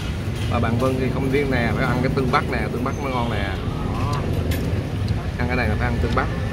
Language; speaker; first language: Vietnamese; native; Vietnamese